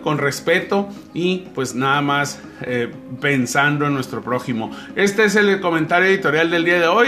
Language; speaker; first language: Spanish; native; Spanish